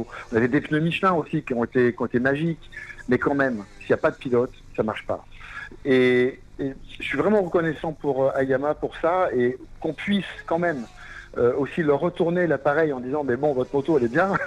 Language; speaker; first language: French; native; French